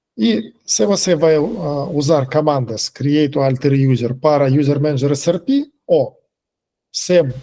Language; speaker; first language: Portuguese; non-native, fluent; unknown